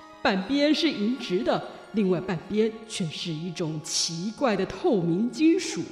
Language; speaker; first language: Chinese; native; Chinese